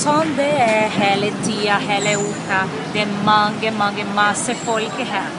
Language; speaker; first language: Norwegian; non-native, learner; Portuguese